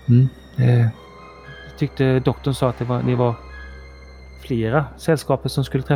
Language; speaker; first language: Swedish; native; Swedish